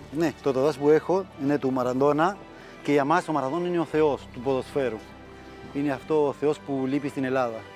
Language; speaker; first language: Greek; non-native, fluent; Spanish